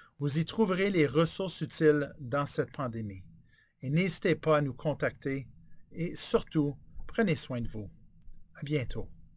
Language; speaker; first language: French; native; French